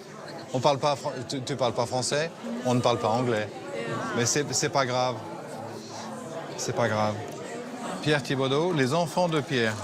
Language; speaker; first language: French; native; French